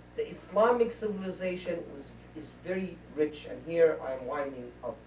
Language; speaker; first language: English; non-native, fluent; Arabic